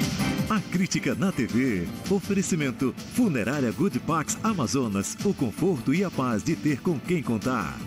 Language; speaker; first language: Portuguese; native; Portuguese